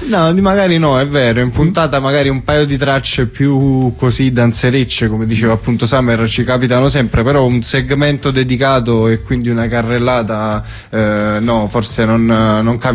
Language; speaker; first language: Italian; native; Italian